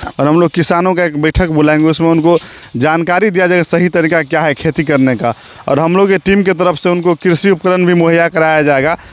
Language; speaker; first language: Hindi; native; Hindi